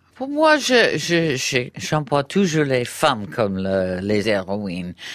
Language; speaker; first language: French; non-native, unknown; English